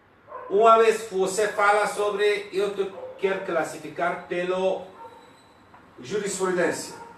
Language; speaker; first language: Portuguese; non-native, learner; Persian